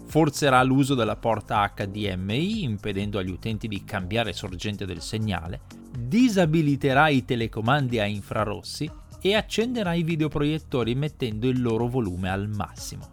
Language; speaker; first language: Italian; native; Italian